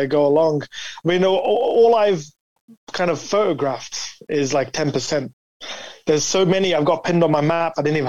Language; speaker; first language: English; native; English